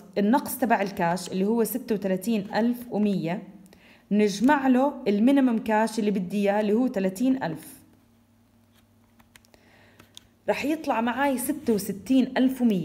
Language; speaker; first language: Arabic; native; Arabic